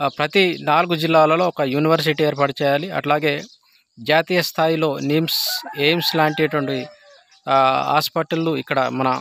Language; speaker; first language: Telugu; non-native, local second language; Gondi